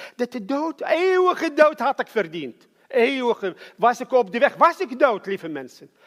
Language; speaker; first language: Dutch; non-native, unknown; Arabic